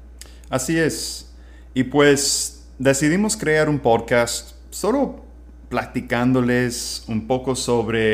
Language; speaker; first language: Spanish; non-native, fluent; English